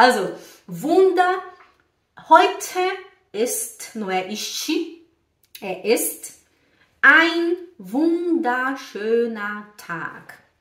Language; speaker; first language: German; non-native, fluent; Portuguese